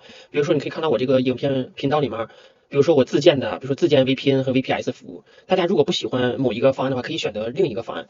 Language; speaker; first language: Chinese; native; Chinese